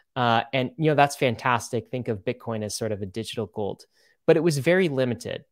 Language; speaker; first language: English; native; English